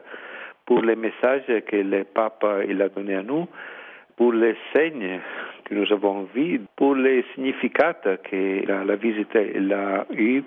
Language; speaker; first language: French; non-native, learner; Italian